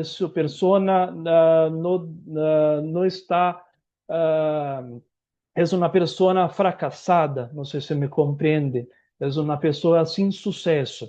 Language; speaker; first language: Spanish; non-native, learner; Portuguese